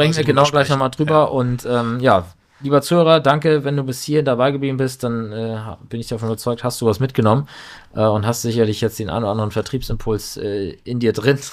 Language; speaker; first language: German; native; German